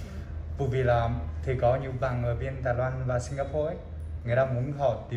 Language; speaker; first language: Vietnamese; non-native, fluent; Chinese